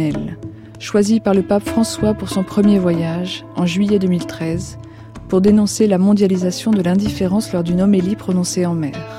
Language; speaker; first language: French; native; French